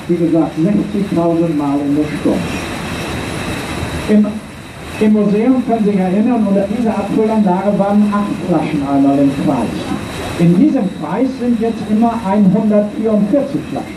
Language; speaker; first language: German; native; German